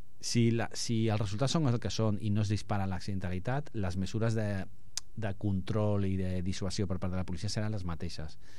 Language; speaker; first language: Catalan; non-native, local second language; Spanish